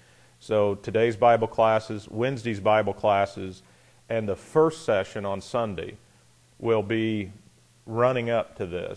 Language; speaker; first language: English; native; English